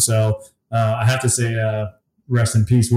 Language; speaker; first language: English; native; English